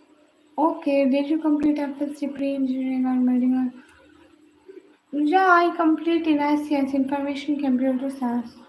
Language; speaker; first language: English; non-native, learner; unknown